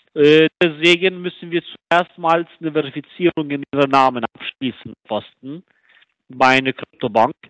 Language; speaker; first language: German; non-native, fluent; Albanian